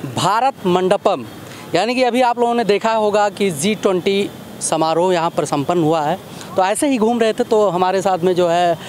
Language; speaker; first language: Hindi; native; Hindi